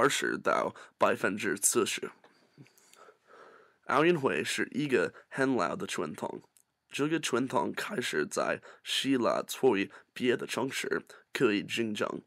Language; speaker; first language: Chinese; non-native, learner; English